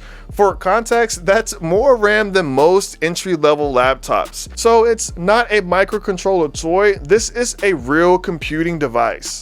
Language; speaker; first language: English; native; English